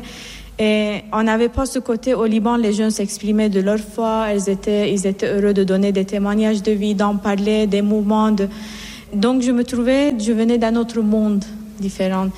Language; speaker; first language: French; non-native, fluent; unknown